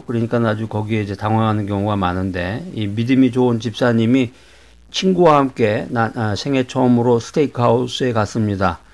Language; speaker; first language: Korean; native; Korean